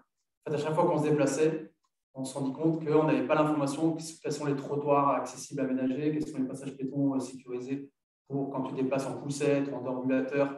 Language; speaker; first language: French; native; French